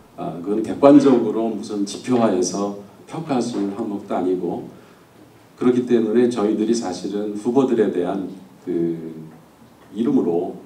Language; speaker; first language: Korean; native; Korean